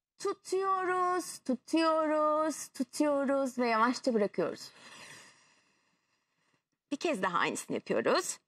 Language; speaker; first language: Turkish; native; Turkish